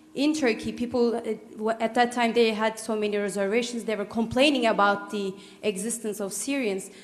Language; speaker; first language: English; non-native, fluent; Turkish